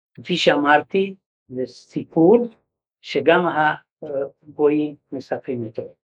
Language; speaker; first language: Hebrew; non-native, fluent; Yiddish